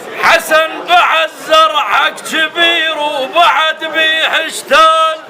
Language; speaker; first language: Arabic; native; Arabic